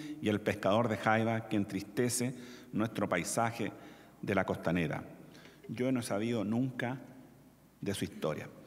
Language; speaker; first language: Spanish; native; Spanish